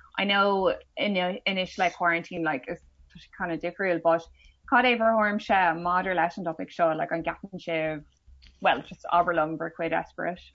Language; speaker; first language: Irish; non-native, local second language; English